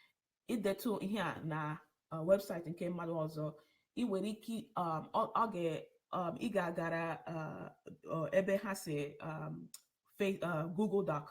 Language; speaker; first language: Igbo; early bilingual, heritage; English